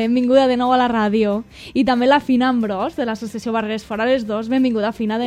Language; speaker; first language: Catalan; native; Catalan